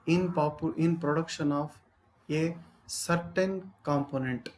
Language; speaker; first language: English; non-native, local second language; Telugu